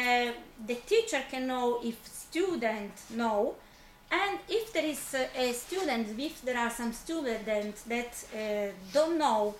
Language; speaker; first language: English; non-native, fluent; Italian